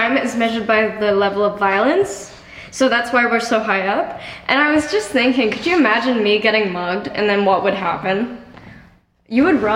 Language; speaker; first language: English; non-native, local second language; Afrikaans